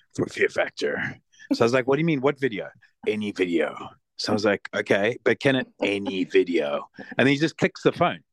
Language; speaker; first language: English; native; English